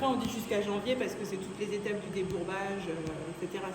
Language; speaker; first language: French; native; French